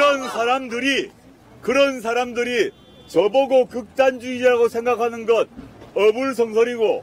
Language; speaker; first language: Korean; native; Korean